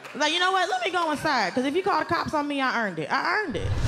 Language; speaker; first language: English; native; English